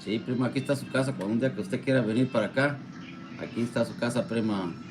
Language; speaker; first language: Spanish; early bilingual, heritage; Spanish